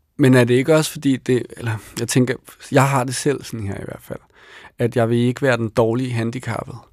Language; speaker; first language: Danish; native; Danish